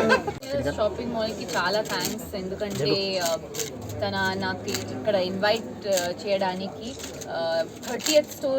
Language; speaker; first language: Telugu; non-native, learner; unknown